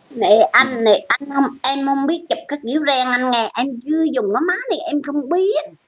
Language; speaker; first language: Vietnamese; native; Vietnamese